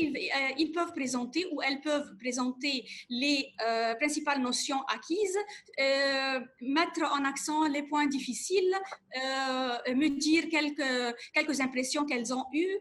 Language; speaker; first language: French; non-native, fluent; Arabic